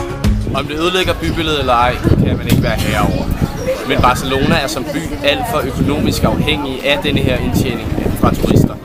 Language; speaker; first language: Danish; native; Danish